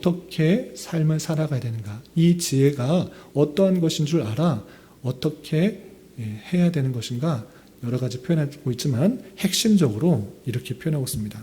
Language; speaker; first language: Korean; native; Korean